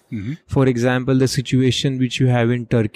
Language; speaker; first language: English; non-native, local second language; Marathi